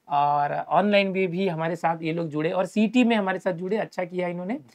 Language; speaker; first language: Hindi; non-native, local second language; Marathi